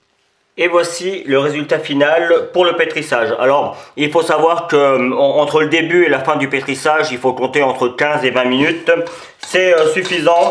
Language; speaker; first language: French; native; French